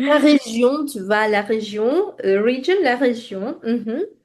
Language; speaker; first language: French; non-native, fluent; Russian